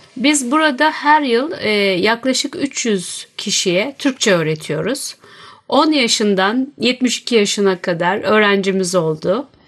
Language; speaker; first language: Turkish; native; Turkish